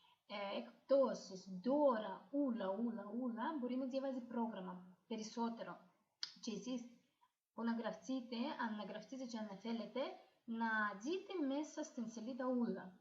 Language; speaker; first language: Greek; non-native, fluent; Russian